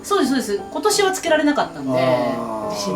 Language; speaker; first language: Japanese; native; Japanese